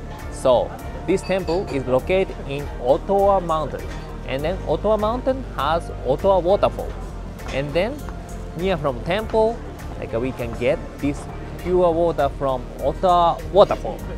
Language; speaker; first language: English; non-native, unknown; Japanese